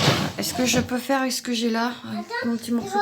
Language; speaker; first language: French; native; French